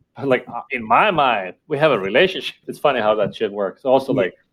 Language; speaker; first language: English; non-native, fluent; Estonian